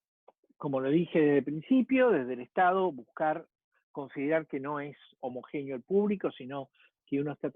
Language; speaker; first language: Spanish; native; Spanish